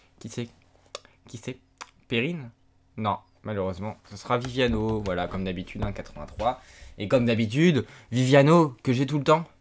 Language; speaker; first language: French; native; French